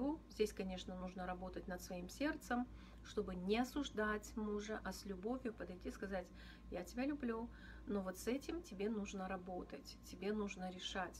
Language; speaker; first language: Russian; native; Russian